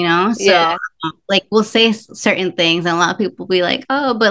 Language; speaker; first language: English; early bilingual, other home language; Spanish